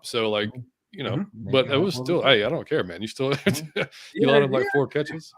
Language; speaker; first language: English; native; English